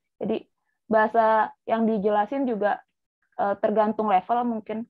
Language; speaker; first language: Indonesian; native; Indonesian